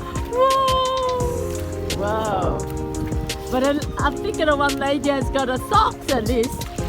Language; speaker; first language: English; non-native, learner; Korean